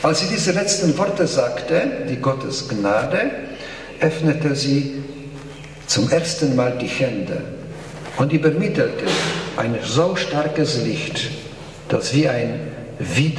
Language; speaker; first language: German; non-native, fluent; Polish